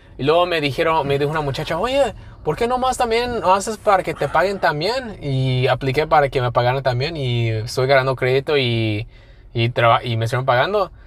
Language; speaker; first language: Spanish; early bilingual, other home language; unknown